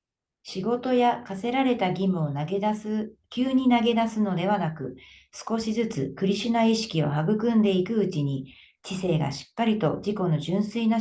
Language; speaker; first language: Japanese; native; Japanese